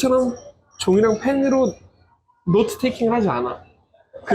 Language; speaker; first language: Korean; native; Korean